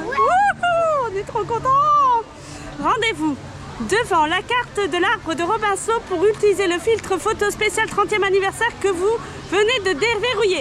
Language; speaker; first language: French; native; French